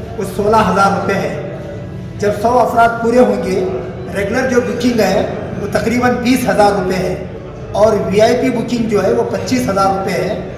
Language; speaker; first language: Hindi; non-native, local second language; Urdu